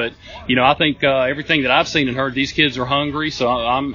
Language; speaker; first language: English; native; English